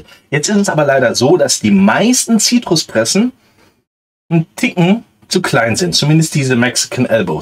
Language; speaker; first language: German; native; German